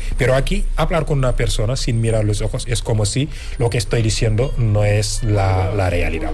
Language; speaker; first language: Spanish; non-native, fluent; Wolof